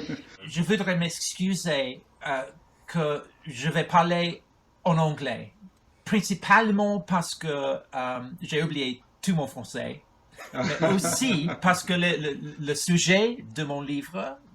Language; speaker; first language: French; non-native, learner; English